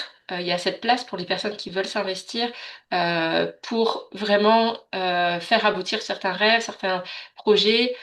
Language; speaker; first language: French; native; French